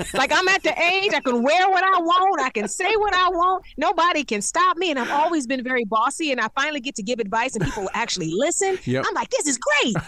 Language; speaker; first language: English; native; English